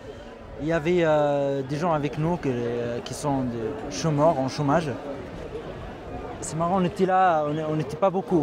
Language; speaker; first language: French; non-native, fluent; Arabic